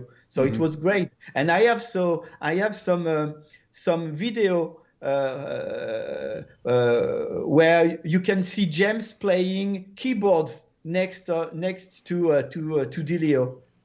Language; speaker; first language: English; non-native, learner; French